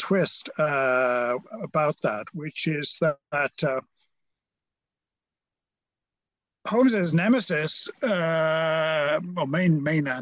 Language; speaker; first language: English; native; English